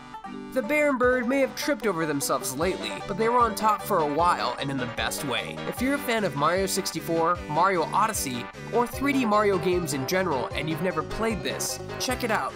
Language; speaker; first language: English; native; English